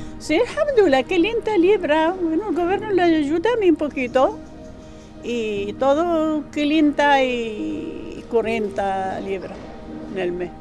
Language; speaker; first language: Spanish; non-native, learner; Arabic